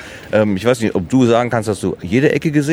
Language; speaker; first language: German; native; German